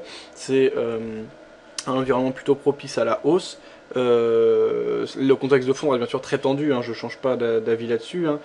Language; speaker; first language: French; native; French